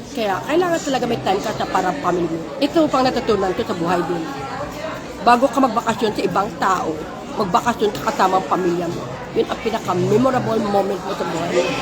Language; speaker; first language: Filipino; non-native, local second language; Hiligaynon